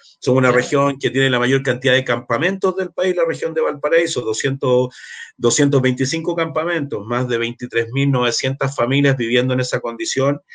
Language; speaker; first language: Spanish; native; Spanish